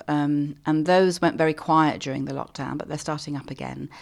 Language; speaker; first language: English; native; English